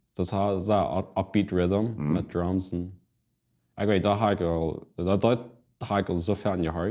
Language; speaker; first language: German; non-native, learner; Plautdietsch